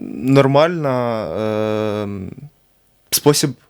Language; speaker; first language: Ukrainian; native; Ukrainian